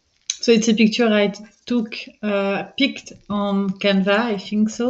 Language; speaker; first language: English; non-native, fluent; French